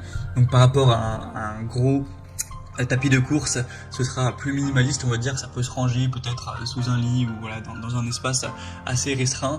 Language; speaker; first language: French; native; French